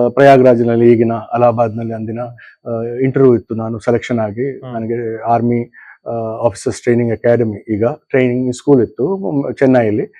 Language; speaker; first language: Kannada; non-native, local second language; Konkani